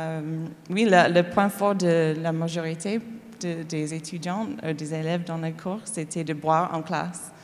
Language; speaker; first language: French; non-native, learner; English